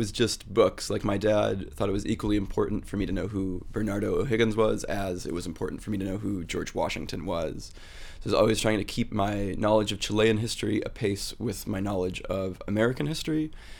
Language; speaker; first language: English; native; English